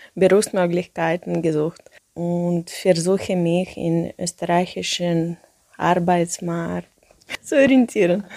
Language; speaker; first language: German; non-native, fluent; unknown